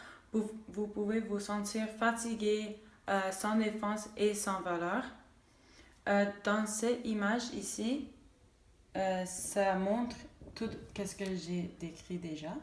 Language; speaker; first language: French; non-native, local second language; English